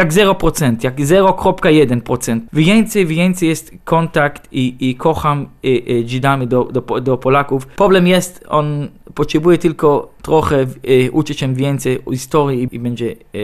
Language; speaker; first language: Polish; non-native, learner; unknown